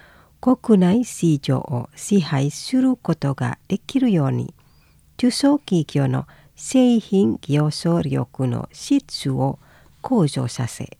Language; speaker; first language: Japanese; non-native, fluent; Indonesian